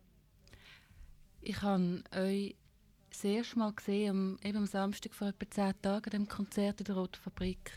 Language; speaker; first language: German; native; German